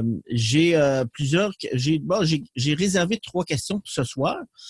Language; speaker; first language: French; native; French